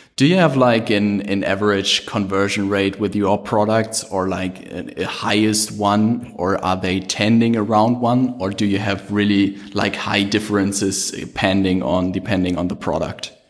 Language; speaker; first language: English; non-native, fluent; German